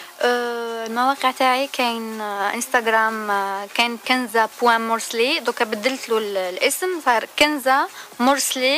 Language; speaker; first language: Arabic; native; Arabic